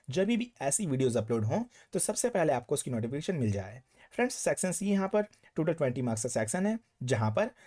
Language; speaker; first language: Hindi; non-native, local second language; Gujarati